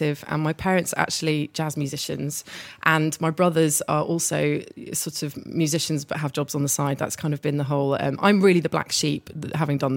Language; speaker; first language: English; native; English